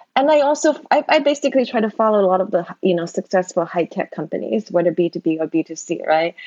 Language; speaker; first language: English; non-native, fluent; Chinese